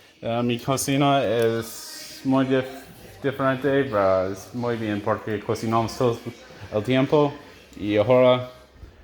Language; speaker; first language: Spanish; non-native, learner; English